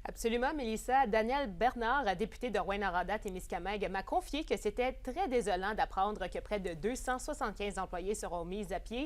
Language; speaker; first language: French; native; French